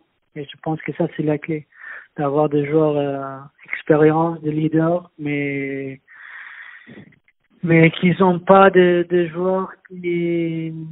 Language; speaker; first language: French; non-native, fluent; Swedish